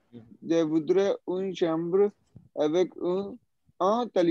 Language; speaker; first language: French; non-native, learner; Hindi